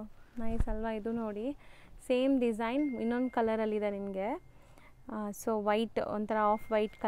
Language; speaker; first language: Kannada; native; Kannada